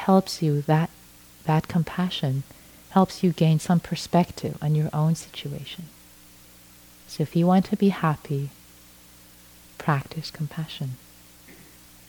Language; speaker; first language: English; non-native, fluent; Persian